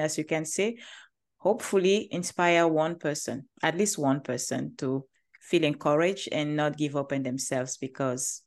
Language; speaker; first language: English; non-native, local second language; French